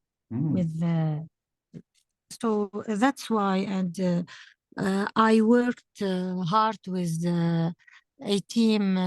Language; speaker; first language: English; non-native, fluent; Arabic